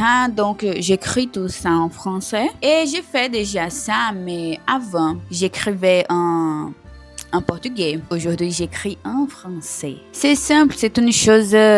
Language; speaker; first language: French; non-native, learner; Portuguese